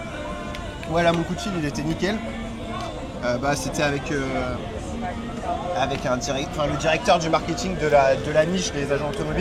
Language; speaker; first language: French; native; French